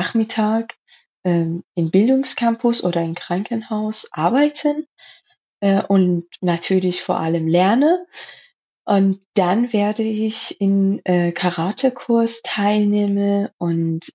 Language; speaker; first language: German; non-native, learner; Persian